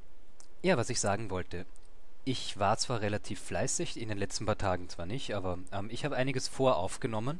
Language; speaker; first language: German; native; German